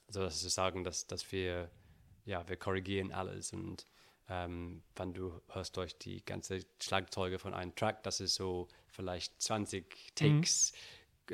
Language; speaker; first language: German; non-native, learner; English